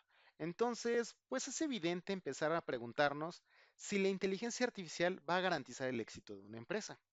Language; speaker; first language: Spanish; native; Spanish